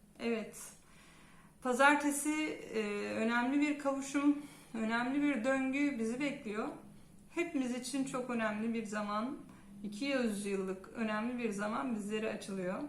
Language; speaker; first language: Turkish; native; Turkish